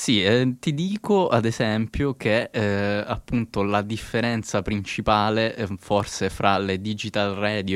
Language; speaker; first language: Italian; native; Italian